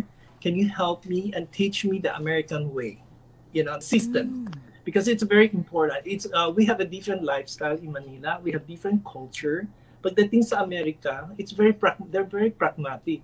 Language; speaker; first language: English; non-native, local second language; Filipino